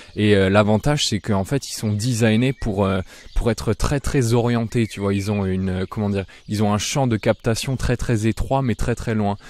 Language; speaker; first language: French; native; French